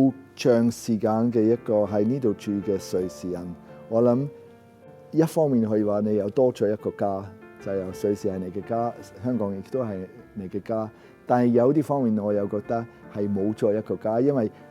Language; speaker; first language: Cantonese; non-native, fluent; German